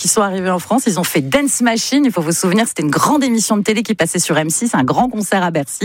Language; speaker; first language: French; native; French